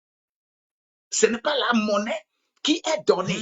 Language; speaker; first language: French; non-native, local second language; Ewe